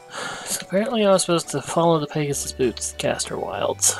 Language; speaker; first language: English; native; English